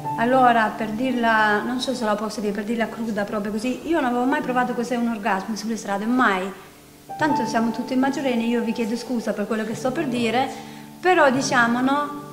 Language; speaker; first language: Italian; non-native, fluent; Albanian